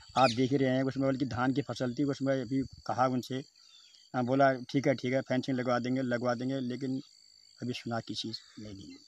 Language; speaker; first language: Hindi; native; Hindi